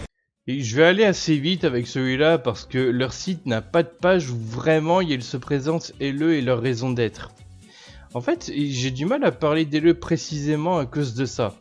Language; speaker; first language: French; native; French